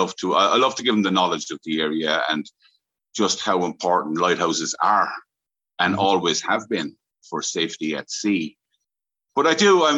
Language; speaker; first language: English; native; English